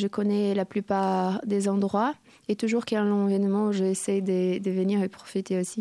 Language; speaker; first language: French; non-native, fluent; Portuguese